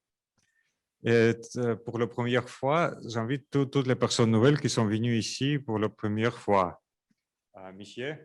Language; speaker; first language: French; non-native, learner; Russian